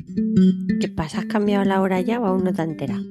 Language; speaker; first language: Spanish; native; Spanish